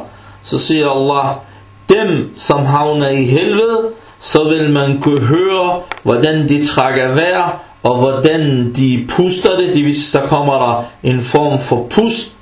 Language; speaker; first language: Danish; early bilingual, other home language; Arabic